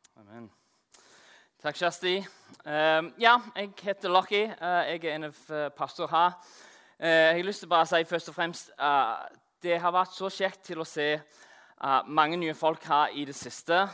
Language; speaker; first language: Norwegian; non-native, fluent; English